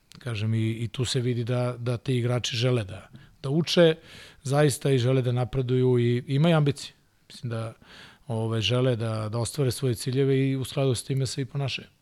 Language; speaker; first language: Serbian; non-native, local second language; Hungarian